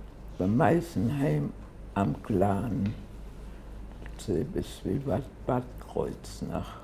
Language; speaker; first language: Hebrew; early bilingual, other home language; German